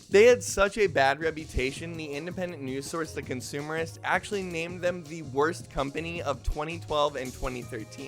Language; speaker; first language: English; native; English